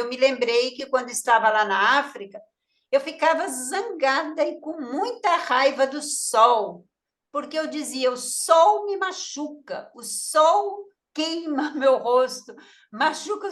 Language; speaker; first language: Portuguese; native; Portuguese